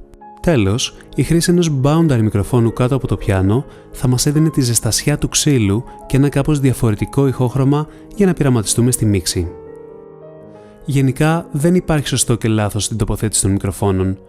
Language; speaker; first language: Greek; native; Greek